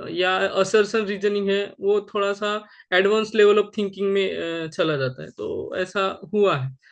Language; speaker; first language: Hindi; non-native, local second language; Marathi